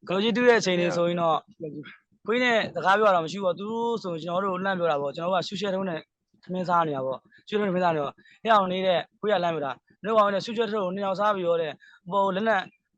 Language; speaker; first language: Burmese; native; Burmese